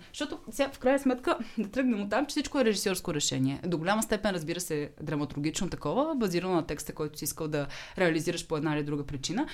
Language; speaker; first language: Bulgarian; native; Bulgarian